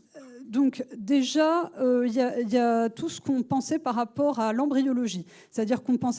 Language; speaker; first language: French; native; French